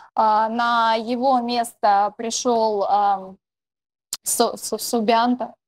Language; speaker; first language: Russian; native; Russian